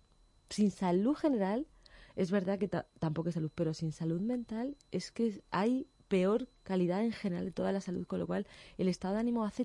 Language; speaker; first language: Spanish; native; Spanish